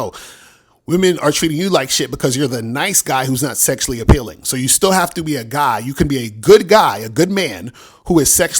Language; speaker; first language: English; native; English